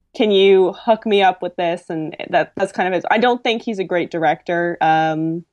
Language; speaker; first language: English; native; English